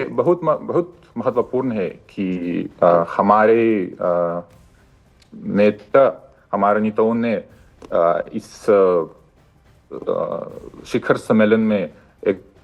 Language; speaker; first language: Hindi; non-native, fluent; Russian